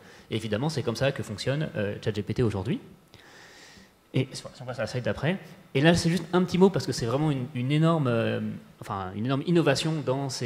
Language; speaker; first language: French; native; French